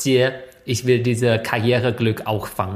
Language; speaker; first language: German; non-native, fluent; Chinese